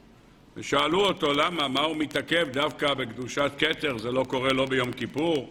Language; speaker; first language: Hebrew; native; Hebrew